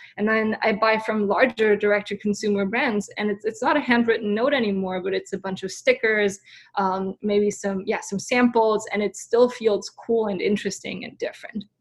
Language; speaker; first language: English; non-native, fluent; German